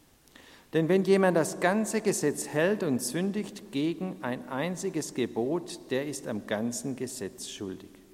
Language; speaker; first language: German; native; German